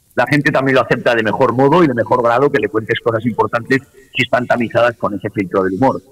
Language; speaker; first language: Spanish; native; Spanish